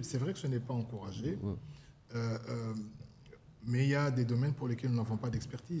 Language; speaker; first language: French; non-native, local second language; Lingala